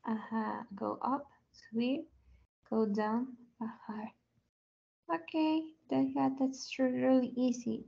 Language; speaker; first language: English; non-native, learner; Spanish